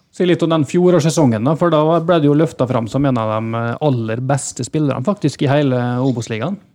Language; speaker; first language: Norwegian; native; Norwegian